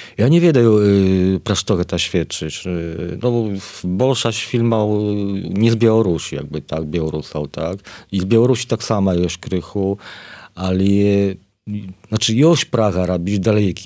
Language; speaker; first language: Polish; non-native, learner; Belarusian